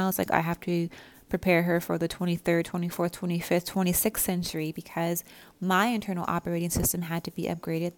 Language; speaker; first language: English; native; English